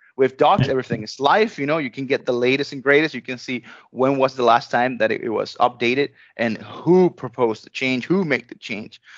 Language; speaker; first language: English; non-native, fluent; Spanish